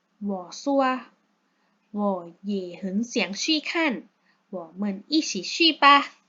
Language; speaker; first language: Chinese; non-native, learner; Thai